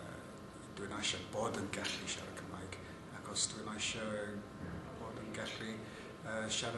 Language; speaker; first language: Welsh; non-native, local second language; English